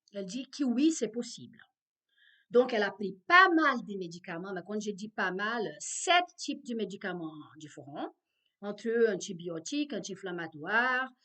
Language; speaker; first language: French; non-native, fluent; Portuguese